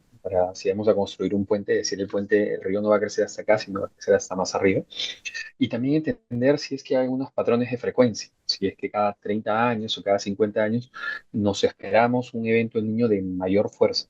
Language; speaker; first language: Spanish; native; Spanish